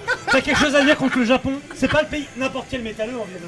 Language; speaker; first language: French; native; French